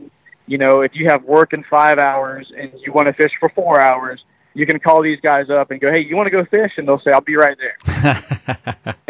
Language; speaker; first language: English; native; English